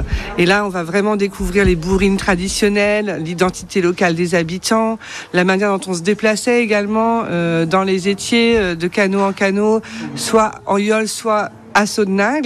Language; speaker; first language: French; native; French